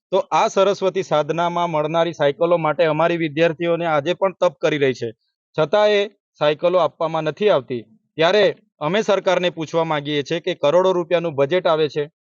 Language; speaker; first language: Gujarati; native; Gujarati